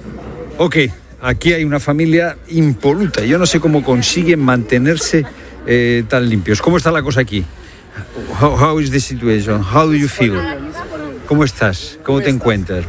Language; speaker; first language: Spanish; native; Spanish